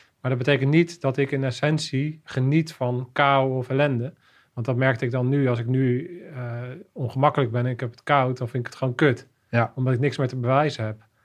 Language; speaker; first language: Dutch; native; Dutch